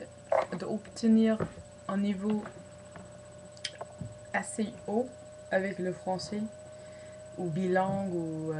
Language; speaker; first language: French; non-native, fluent; English